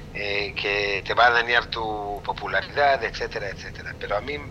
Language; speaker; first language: Spanish; non-native, fluent; Hebrew